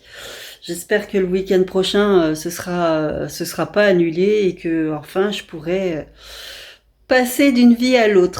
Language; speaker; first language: French; native; French